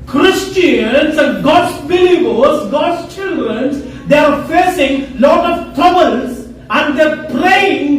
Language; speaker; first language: English; non-native, local second language; Kannada